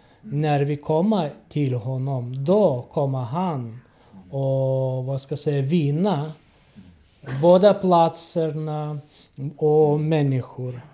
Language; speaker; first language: Swedish; non-native, learner; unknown